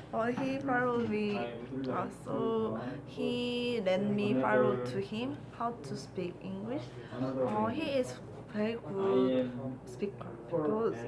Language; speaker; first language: English; non-native, learner; Korean